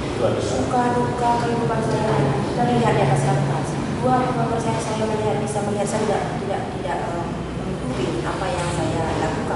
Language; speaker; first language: Indonesian; non-native, local second language; Balinese